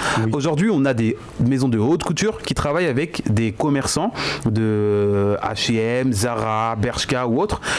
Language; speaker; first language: French; native; French